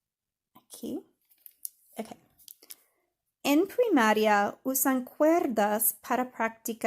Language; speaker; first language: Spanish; non-native, fluent; English